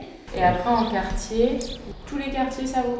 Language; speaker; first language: French; native; French